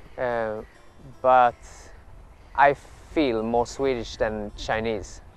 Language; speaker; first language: English; early bilingual, other home language; Swedish